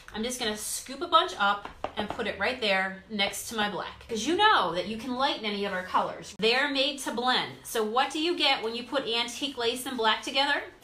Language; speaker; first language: English; native; English